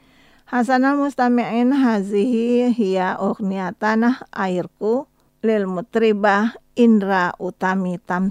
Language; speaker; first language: Arabic; non-native, learner; Indonesian